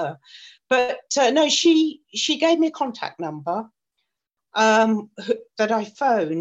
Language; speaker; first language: English; native; English